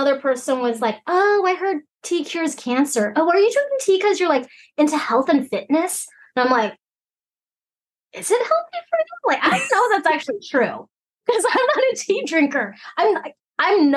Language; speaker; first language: English; early bilingual, other home language; Cantonese